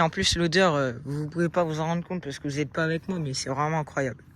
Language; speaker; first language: French; native; French